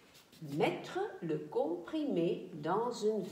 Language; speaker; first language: French; non-native, fluent; Dutch